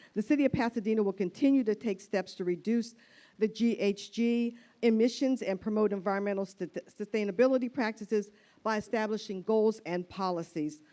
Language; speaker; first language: English; native; English